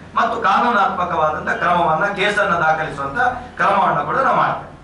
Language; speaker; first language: Kannada; non-native, local second language; Tulu